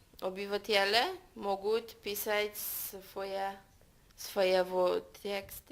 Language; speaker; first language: Russian; non-native, learner; Polish